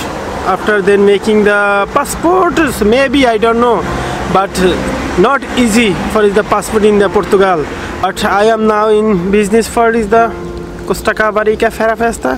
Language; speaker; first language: English; non-native, learner; Bangla